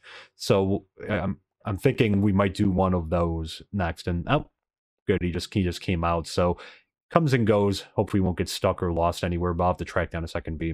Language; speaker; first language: English; native; English